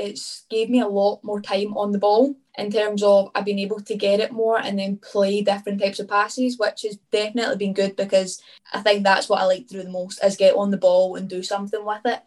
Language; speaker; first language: English; native; English